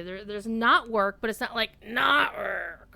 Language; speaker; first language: English; native; English